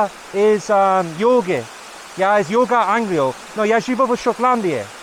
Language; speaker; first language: Russian; non-native, learner; English